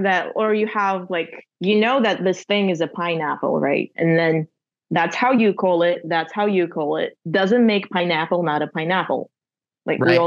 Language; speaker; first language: English; non-native, fluent; Russian